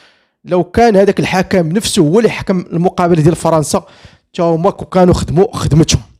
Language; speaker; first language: Arabic; native; Arabic